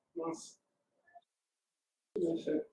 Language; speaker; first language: French; native; French